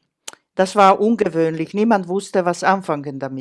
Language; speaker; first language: German; non-native, fluent; Croatian